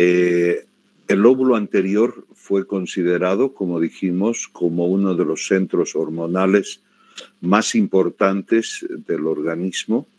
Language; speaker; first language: Spanish; native; Spanish